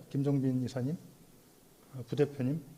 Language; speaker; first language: Korean; native; Korean